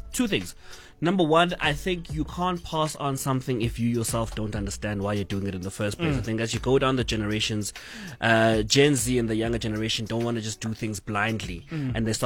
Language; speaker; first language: English; non-native, local second language; Zulu